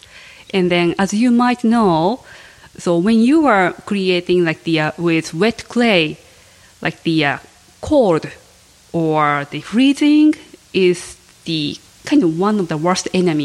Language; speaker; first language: English; non-native, fluent; Japanese